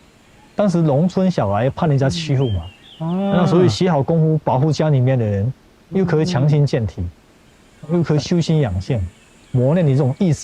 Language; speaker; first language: Chinese; native; Chinese